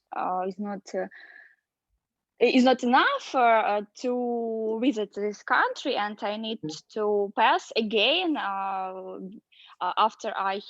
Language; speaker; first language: English; non-native, learner; Russian